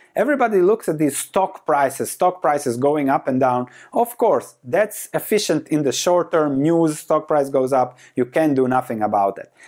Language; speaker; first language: English; non-native, fluent; Croatian